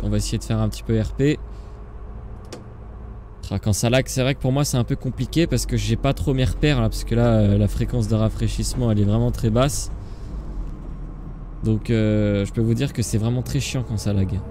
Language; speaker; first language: French; native; French